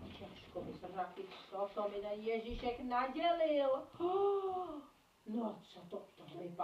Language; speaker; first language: Czech; native; Czech